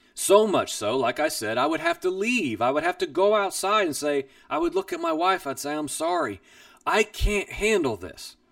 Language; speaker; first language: English; native; English